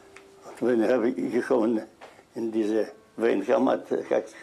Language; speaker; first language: German; non-native, learner; Russian